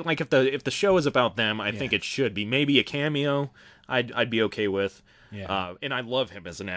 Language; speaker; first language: English; native; English